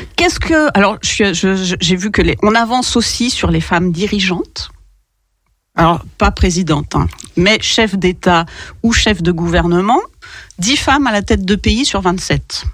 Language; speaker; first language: French; native; French